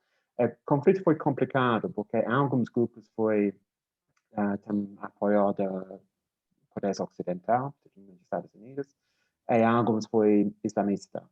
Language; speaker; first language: Portuguese; non-native, learner; English